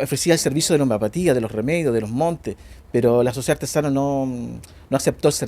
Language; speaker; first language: Spanish; native; Spanish